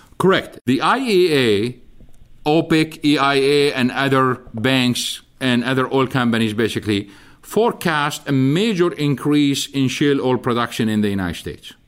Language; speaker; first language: English; non-native, fluent; Arabic